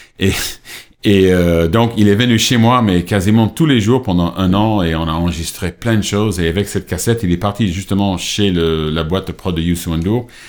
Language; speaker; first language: French; non-native, fluent; English